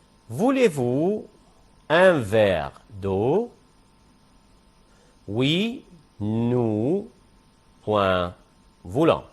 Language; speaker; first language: French; non-native, fluent; Arabic